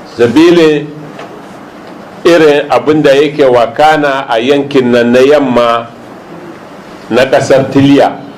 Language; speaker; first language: Hausa; non-native, local second language; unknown